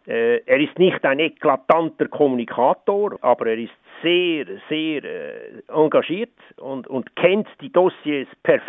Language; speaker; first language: German; native; German